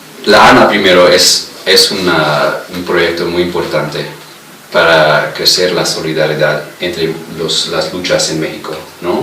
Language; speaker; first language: Spanish; non-native, fluent; English